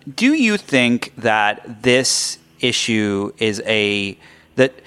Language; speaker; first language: English; native; English